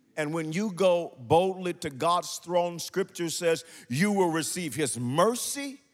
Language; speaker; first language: English; native; English